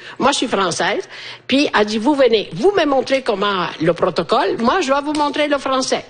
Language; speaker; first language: French; non-native, fluent; Italian